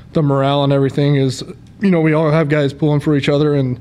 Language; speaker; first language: English; native; English